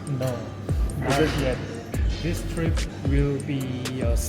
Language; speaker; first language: English; non-native, learner; Korean